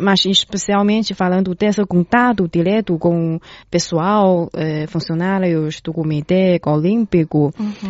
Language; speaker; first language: Portuguese; non-native, fluent; Chinese